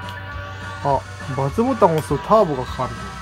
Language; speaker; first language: Japanese; native; Japanese